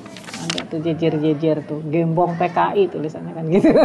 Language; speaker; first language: Indonesian; native; Indonesian